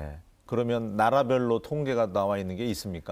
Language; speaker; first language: Korean; native; Korean